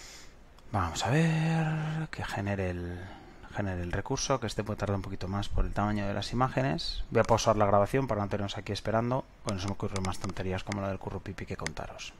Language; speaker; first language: Spanish; native; Spanish